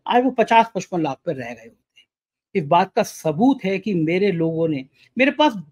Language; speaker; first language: Hindi; native; Hindi